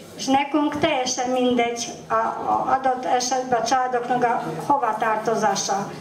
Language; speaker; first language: Hungarian; non-native, fluent; Polish